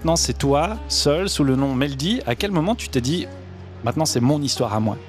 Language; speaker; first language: French; native; French